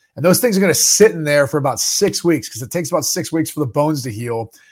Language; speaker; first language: English; native; English